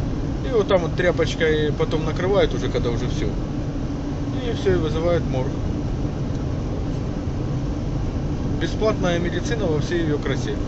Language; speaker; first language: Russian; native; Russian